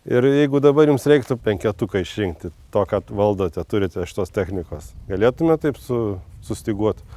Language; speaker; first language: Lithuanian; native; Lithuanian